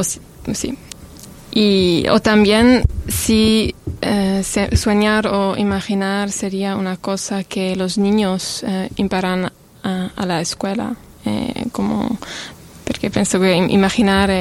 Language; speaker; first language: Spanish; non-native, learner; Italian